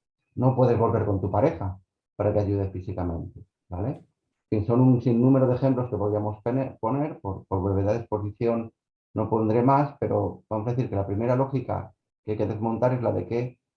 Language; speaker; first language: Spanish; native; Spanish